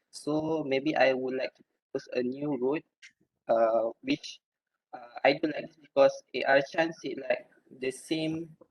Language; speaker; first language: English; non-native, local second language; Malay